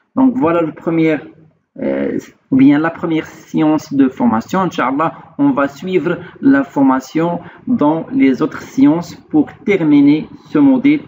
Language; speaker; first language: French; non-native, local second language; Arabic